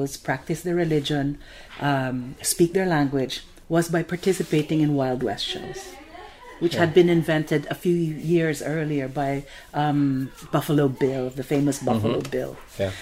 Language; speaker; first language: English; non-native, local second language; Filipino